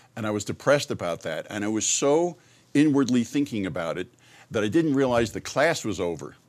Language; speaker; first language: English; native; English